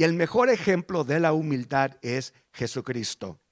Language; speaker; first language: Spanish; early bilingual, heritage; Spanish